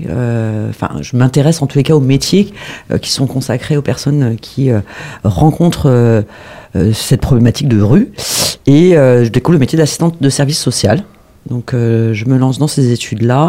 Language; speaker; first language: French; native; French